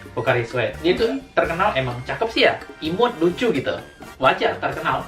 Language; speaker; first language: Indonesian; native; Indonesian